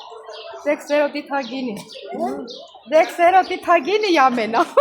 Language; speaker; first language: Greek; non-native, learner; Armenian